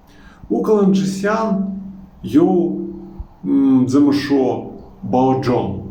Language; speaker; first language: Chinese; non-native, fluent; Ukrainian